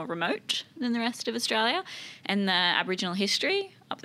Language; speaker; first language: English; native; English